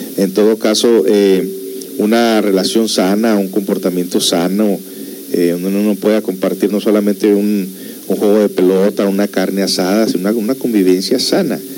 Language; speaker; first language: Spanish; early bilingual, heritage; Spanish